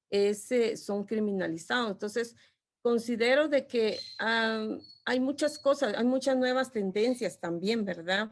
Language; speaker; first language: Spanish; non-native, local second language; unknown